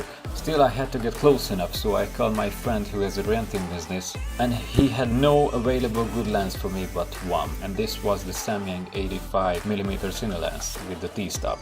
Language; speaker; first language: English; non-native, fluent; Hungarian